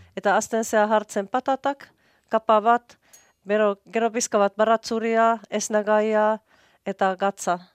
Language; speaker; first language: Basque; non-native, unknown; Finnish